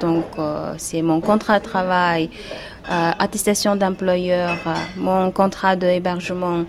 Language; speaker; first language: French; non-native, fluent; Uyghur